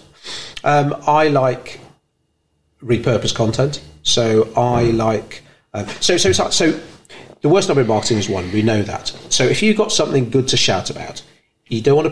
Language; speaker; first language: English; native; English